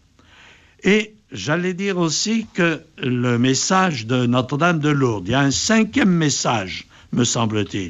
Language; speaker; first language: French; native; French